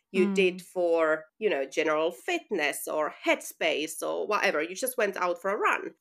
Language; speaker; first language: English; non-native, fluent; Finnish